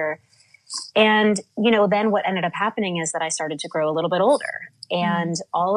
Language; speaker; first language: English; native; English